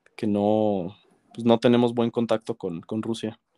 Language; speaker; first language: Spanish; native; Spanish